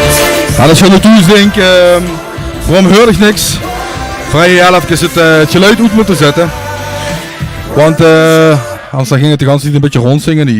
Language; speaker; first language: Dutch; native; Dutch